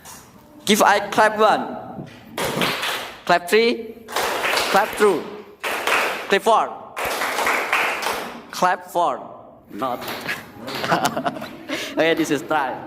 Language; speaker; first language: English; non-native, learner; Indonesian